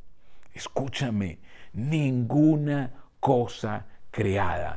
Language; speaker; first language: Spanish; native; Spanish